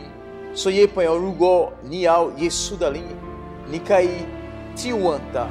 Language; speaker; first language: Chinese; non-native, learner; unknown